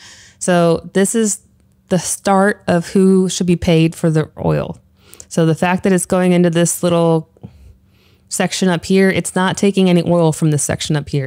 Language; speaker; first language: English; native; English